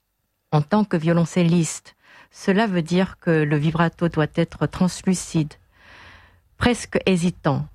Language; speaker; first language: French; non-native, fluent; Korean